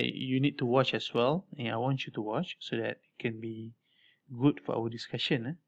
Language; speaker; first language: English; non-native, local second language; Malay